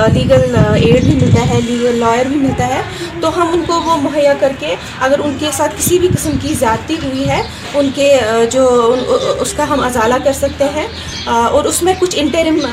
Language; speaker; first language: Urdu; non-native, local second language; Kashmiri